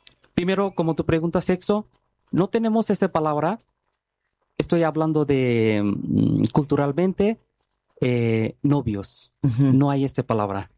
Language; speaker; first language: Spanish; non-native, learner; Bangla